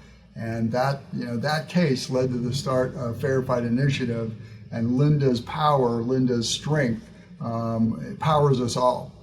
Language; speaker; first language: English; native; English